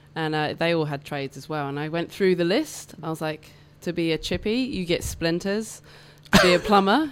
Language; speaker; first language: English; native; English